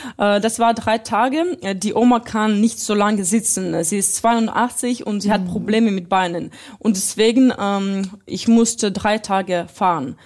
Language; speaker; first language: German; non-native, fluent; Russian